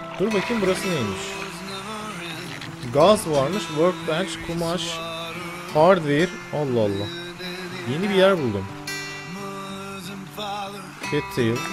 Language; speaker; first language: Turkish; native; Turkish